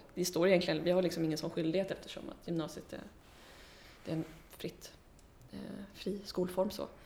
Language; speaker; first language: Swedish; early bilingual, heritage; Swedish